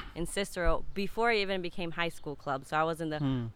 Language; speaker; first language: English; non-native, fluent; Spanish